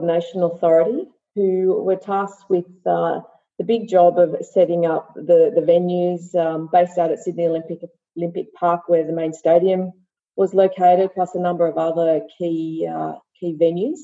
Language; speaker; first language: English; native; English